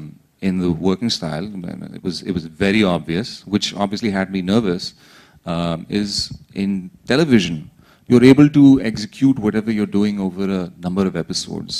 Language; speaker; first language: English; non-native, local second language; Urdu